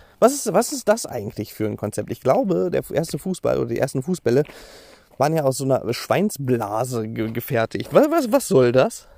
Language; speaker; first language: German; native; German